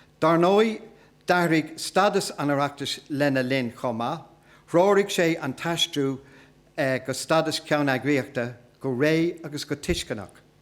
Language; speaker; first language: Irish; non-native, local second language; English